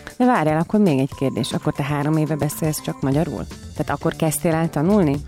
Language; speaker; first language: Hungarian; native; Hungarian